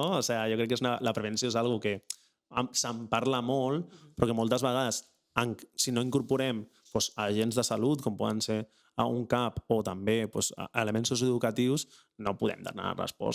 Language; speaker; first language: Catalan; native; Catalan